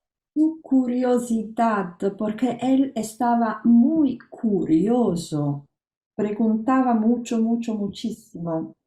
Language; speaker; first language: Spanish; non-native, learner; Italian